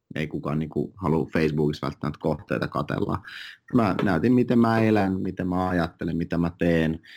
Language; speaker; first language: Finnish; early bilingual, other home language; Russian